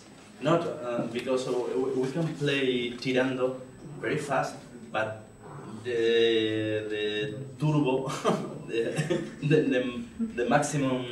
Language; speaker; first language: English; non-native, learner; Spanish